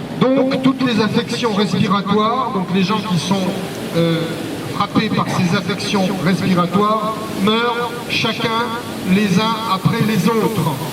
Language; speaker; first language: French; native; French